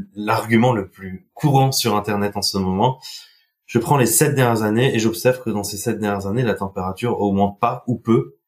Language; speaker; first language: French; non-native, local second language; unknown